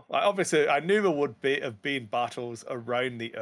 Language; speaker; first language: English; native; English